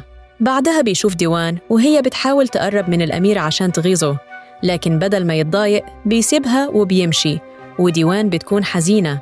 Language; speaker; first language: Arabic; native; Arabic